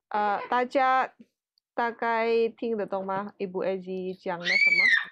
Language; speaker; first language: Chinese; non-native, fluent; Indonesian